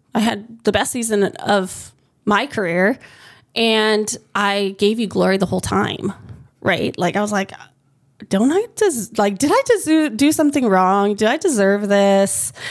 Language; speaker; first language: English; native; English